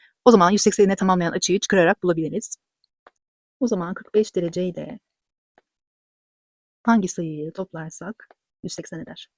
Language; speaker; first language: Turkish; native; Turkish